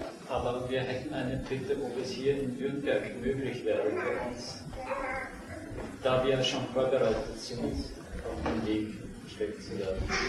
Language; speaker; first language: German; native; German